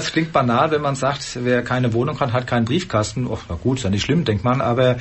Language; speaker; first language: German; native; German